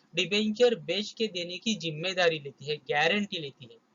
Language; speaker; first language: Hindi; non-native, local second language; Marathi